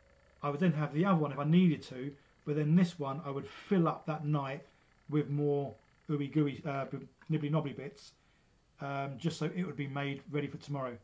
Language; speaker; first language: English; native; English